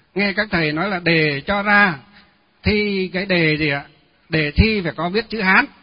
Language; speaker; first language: Vietnamese; non-native, local second language; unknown